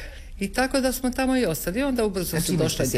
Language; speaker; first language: Croatian; native; Croatian